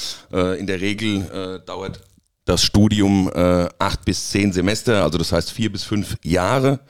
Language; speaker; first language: German; native; German